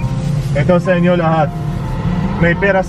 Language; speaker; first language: Filipino; non-native, learner; Arabic